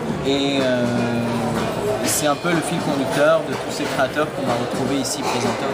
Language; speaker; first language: French; native; French